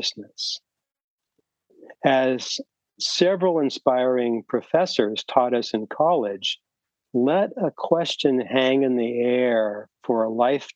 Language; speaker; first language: English; native; English